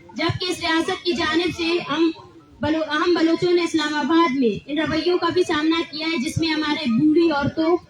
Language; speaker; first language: Urdu; non-native, local second language; Baluchi